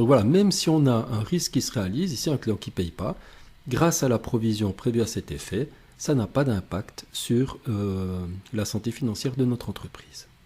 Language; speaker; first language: French; native; French